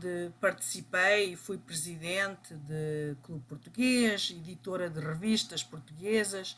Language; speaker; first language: Portuguese; early bilingual, other home language; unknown